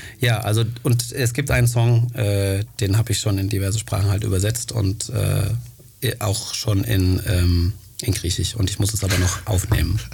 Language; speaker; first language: German; early bilingual, other home language; Greek